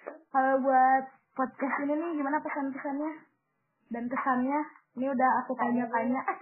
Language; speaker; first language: Indonesian; native; Indonesian